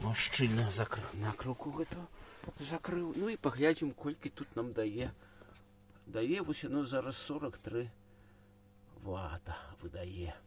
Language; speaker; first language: Belarusian; native; Belarusian